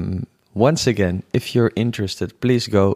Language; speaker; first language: English; non-native, fluent; Dutch